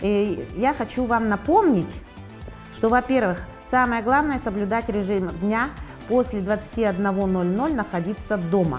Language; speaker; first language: Russian; native; Russian